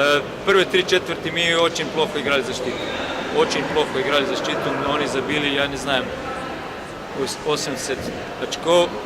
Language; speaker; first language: Russian; non-native, learner; Croatian